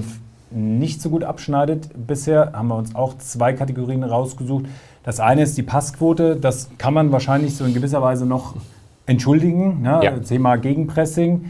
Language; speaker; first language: German; native; German